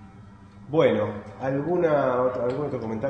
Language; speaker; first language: Spanish; native; Spanish